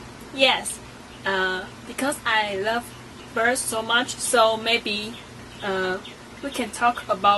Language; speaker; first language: English; non-native, learner; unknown